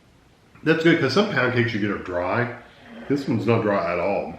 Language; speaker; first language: English; native; English